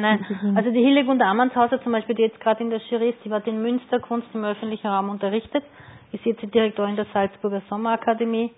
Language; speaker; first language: German; native; German